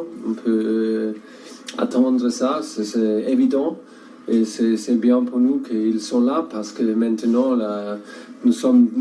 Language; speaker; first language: French; non-native, learner; German